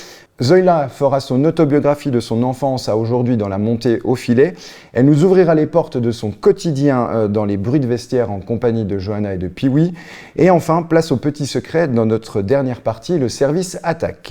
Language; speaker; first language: French; native; French